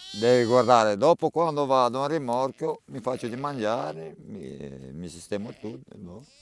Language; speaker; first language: Italian; non-native, learner; Romanian